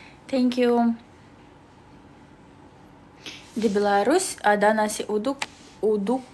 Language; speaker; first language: Indonesian; non-native, learner; Russian